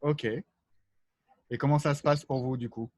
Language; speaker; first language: French; native; French